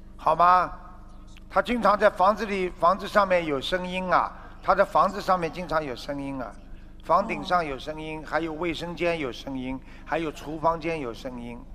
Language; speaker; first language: Chinese; native; Chinese